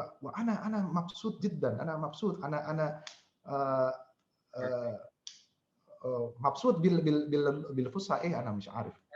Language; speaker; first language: Arabic; non-native, fluent; Indonesian